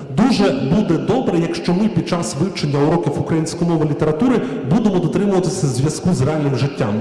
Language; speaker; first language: Ukrainian; native; Ukrainian